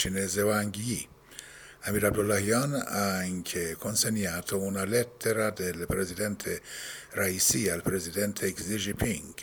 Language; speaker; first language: Italian; non-native, fluent; Persian